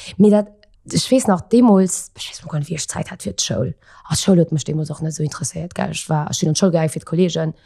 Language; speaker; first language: Luxembourgish; early bilingual, other home language; Portuguese